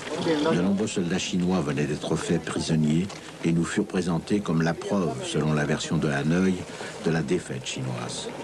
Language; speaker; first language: French; native; French